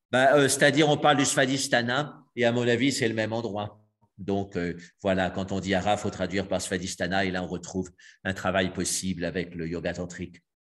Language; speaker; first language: French; native; French